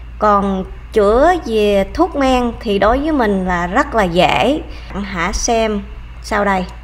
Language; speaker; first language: Vietnamese; early bilingual, heritage; Vietnamese